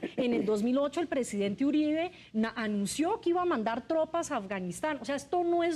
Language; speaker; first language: Spanish; native; Spanish